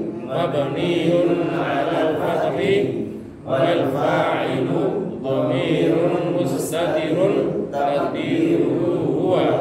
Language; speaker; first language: Arabic; non-native, learner; Indonesian